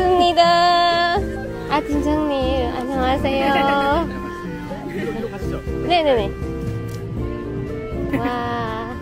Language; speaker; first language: Korean; non-native, learner; Filipino